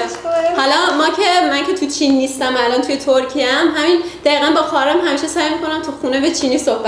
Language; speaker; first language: Persian; native; Persian